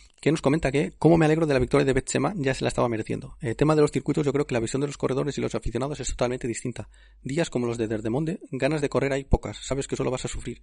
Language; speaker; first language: Spanish; native; Spanish